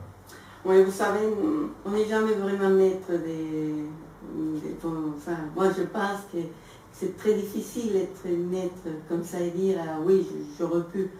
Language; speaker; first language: French; non-native, fluent; Spanish